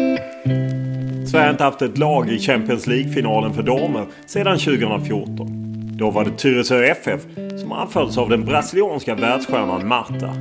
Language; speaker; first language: Swedish; native; Swedish